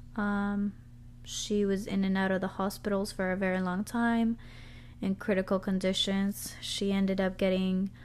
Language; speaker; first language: English; early bilingual, other home language; Spanish